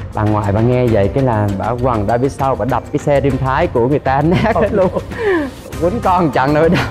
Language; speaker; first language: Vietnamese; native; Vietnamese